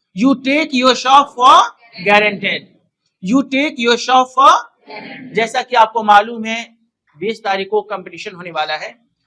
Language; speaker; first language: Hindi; native; Hindi